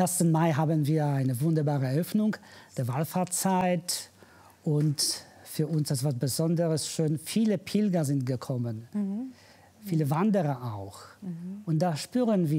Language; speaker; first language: German; non-native, fluent; Polish